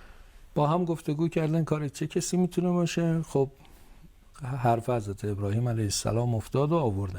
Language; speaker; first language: Persian; native; Persian